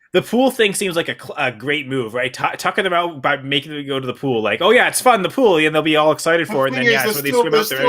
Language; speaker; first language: English; native; English